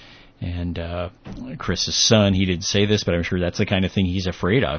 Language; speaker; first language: English; native; English